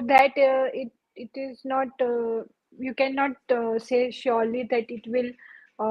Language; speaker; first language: English; non-native, local second language; Gujarati